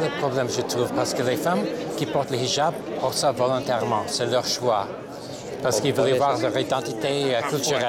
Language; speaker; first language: French; non-native, local second language; English